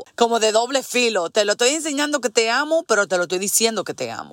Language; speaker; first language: Spanish; early bilingual, heritage; Spanish